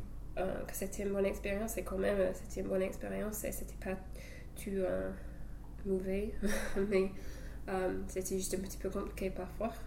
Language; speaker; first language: French; non-native, fluent; English